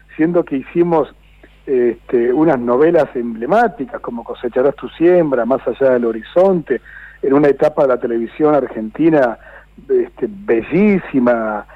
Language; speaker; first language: Spanish; native; Spanish